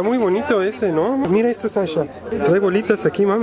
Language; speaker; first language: Spanish; native; Spanish